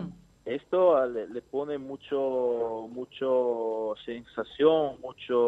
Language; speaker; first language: Spanish; non-native, learner; Italian